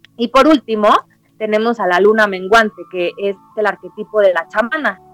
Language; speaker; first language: Spanish; native; Spanish